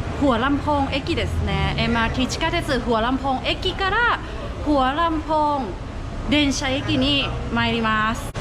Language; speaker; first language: Japanese; non-native, fluent; Thai